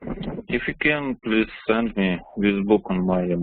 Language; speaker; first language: English; non-native, learner; Russian